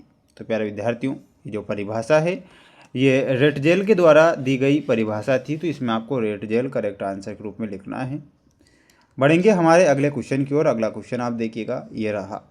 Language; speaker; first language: Hindi; native; Hindi